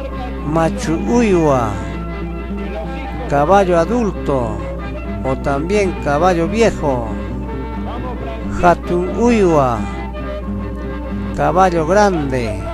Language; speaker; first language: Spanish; non-native, local second language; Quechua